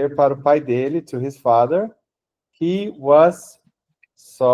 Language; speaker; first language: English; non-native, fluent; Portuguese